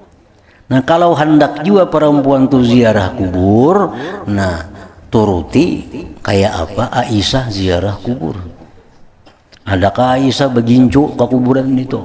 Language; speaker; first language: Indonesian; non-native, local second language; Banjar